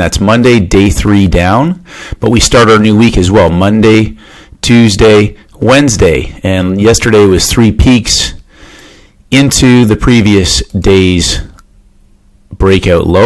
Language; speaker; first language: English; native; English